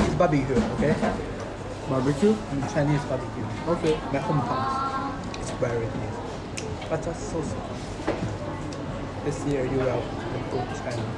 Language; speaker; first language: English; non-native, learner; Chinese